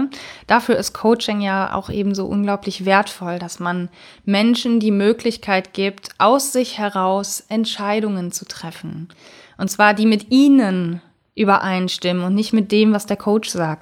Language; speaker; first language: German; native; German